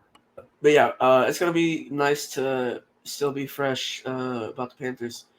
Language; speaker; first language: English; native; English